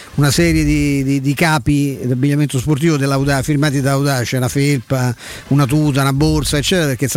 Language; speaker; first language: Italian; native; Italian